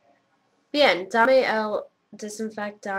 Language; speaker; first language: Spanish; non-native, learner; English